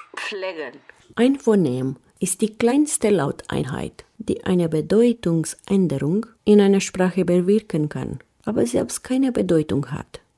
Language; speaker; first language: German; non-native, fluent; Romanian